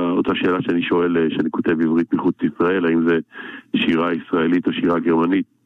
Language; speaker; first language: Hebrew; native; Hebrew